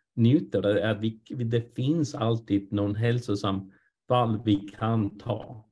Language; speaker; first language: Swedish; non-native, fluent; English